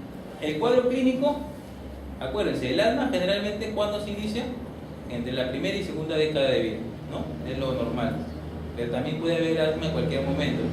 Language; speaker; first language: Spanish; native; Spanish